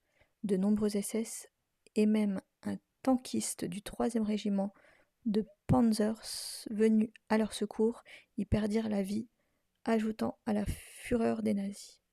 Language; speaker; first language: French; native; French